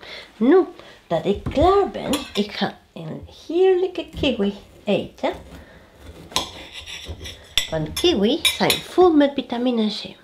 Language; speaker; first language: Dutch; non-native, fluent; Spanish